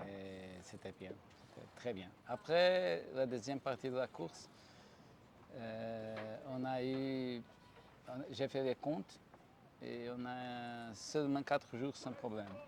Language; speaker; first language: French; non-native, fluent; Portuguese